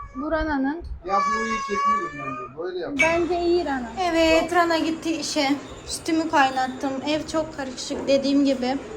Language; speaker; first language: Turkish; native; Turkish